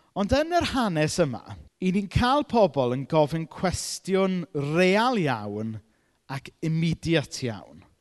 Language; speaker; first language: Welsh; native; Welsh